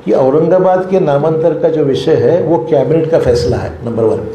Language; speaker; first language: Hindi; non-native, local second language; Marathi